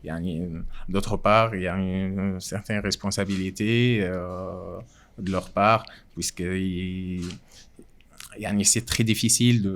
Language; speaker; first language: French; non-native, local second language; Arabic